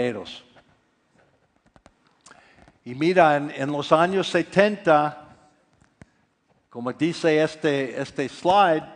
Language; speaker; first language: Spanish; non-native, fluent; English